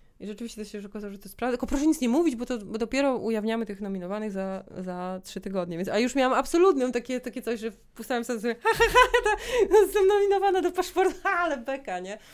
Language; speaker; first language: Polish; native; Polish